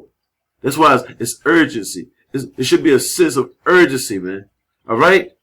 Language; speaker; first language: English; native; English